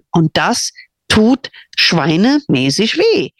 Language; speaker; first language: German; non-native, fluent; English